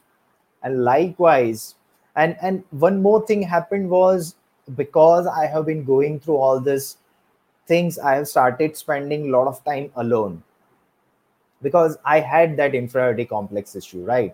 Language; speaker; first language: English; non-native, local second language; Gujarati